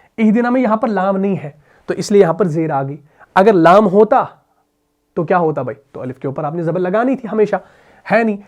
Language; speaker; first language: Urdu; native; Urdu